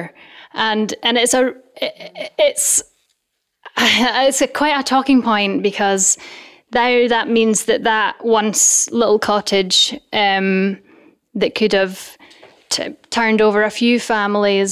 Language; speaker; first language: English; native; English